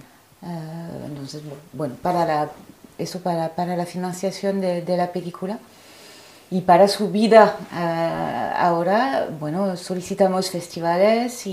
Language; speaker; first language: Spanish; non-native, fluent; French